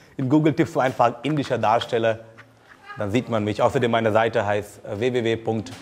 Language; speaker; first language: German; non-native, fluent; Hindi